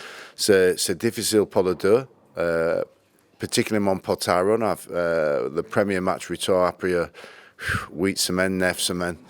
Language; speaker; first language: French; non-native, learner; English